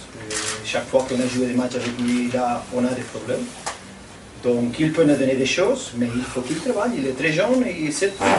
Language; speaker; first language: French; non-native, fluent; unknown